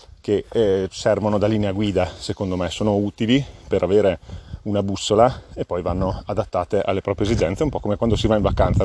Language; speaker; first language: Italian; native; Italian